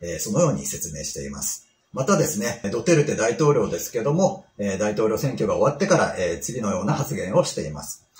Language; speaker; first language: Japanese; native; Japanese